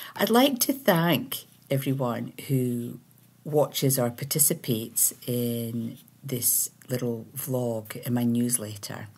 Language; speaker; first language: English; native; English